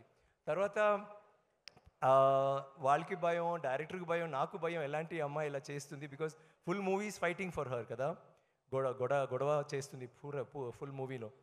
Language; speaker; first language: Telugu; non-native, fluent; Tamil